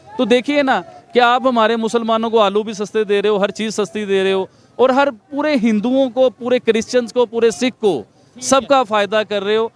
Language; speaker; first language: Urdu; non-native, local second language; Punjabi